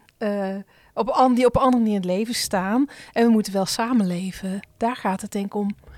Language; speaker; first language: Dutch; native; Dutch